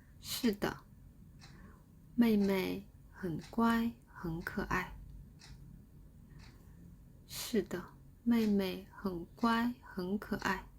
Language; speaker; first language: Chinese; non-native, fluent; Korean